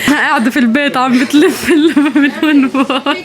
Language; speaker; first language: Arabic; native; Arabic